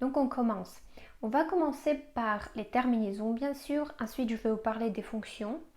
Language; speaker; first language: French; non-native, fluent; Russian